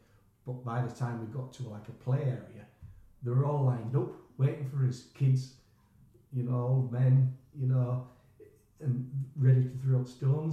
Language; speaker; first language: English; native; English